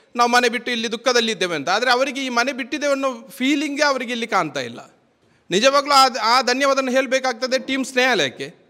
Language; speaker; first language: Kannada; non-native, local second language; Konkani